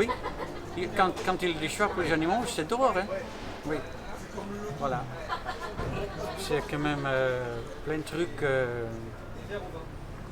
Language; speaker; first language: French; non-native, fluent; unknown